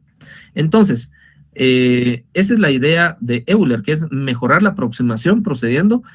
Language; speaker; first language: Spanish; native; Spanish